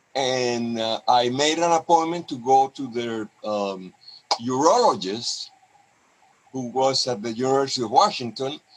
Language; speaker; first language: English; non-native, fluent; Spanish